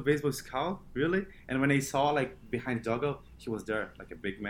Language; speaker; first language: English; non-native, fluent; Portuguese